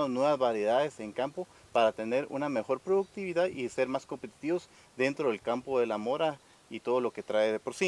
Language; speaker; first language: Spanish; native; Spanish